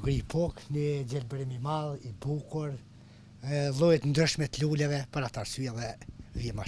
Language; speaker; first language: Albanian; native; Albanian